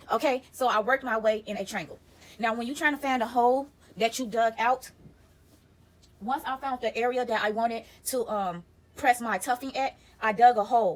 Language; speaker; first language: English; native; English